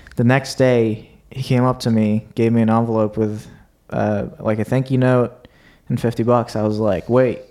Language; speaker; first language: English; early bilingual, other home language; Uzbek